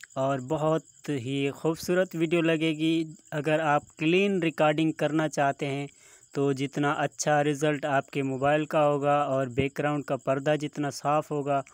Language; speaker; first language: Urdu; non-native, local second language; Sindhi